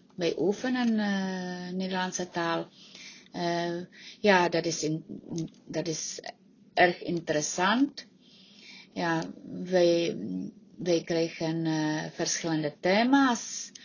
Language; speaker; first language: Dutch; non-native, learner; Czech